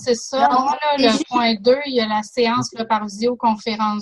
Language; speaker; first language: French; native; French